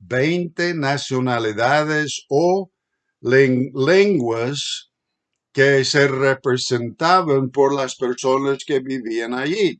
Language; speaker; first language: Spanish; non-native, fluent; English